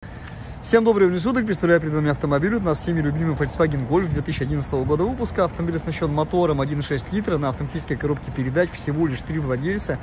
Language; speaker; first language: Russian; native; Russian